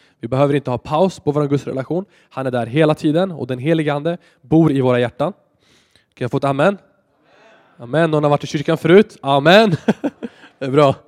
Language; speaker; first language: Swedish; native; Swedish